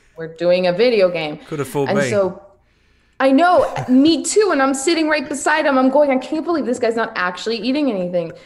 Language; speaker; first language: English; native; English